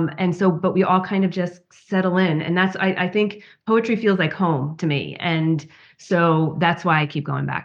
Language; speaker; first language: English; native; English